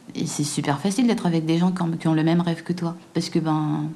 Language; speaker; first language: French; native; French